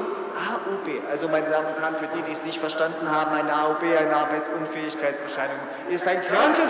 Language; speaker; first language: German; native; German